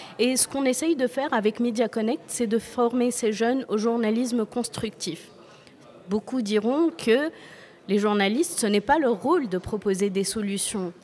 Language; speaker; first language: French; non-native, local second language; Arabic